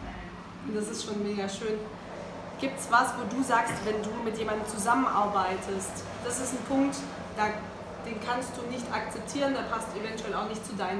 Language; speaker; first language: German; native; German